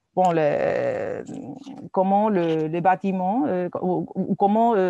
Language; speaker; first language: French; non-native, fluent; Spanish